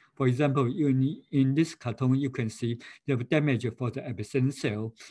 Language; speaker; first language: English; non-native, fluent; Chinese